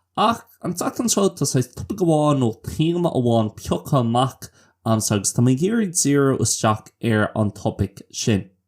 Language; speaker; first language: Irish; non-native, local second language; English